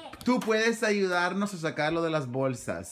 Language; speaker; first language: Spanish; early bilingual, other home language; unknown